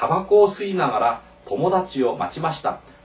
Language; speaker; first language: Japanese; non-native, fluent; Korean